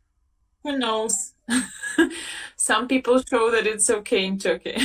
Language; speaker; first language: English; non-native, fluent; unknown